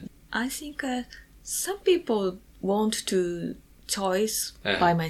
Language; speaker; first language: English; non-native, learner; Japanese